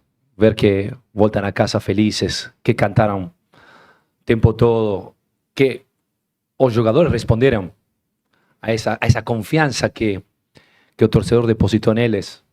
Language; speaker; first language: Portuguese; non-native, learner; Spanish